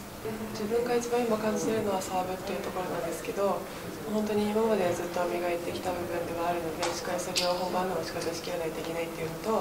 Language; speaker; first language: Japanese; native; Japanese